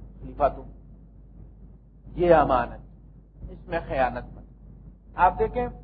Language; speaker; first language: Urdu; native; Urdu